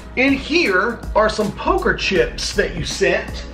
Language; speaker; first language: English; native; English